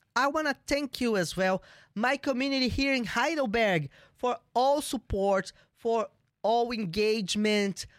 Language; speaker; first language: English; non-native, fluent; Portuguese